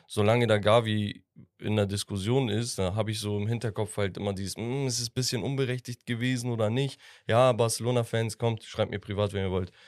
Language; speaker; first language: German; early bilingual, other home language; Turkish